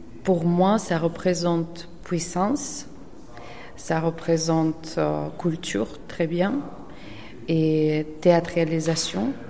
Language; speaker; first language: French; non-native, fluent; Ukrainian